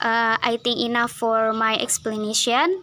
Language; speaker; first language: English; non-native, learner; Indonesian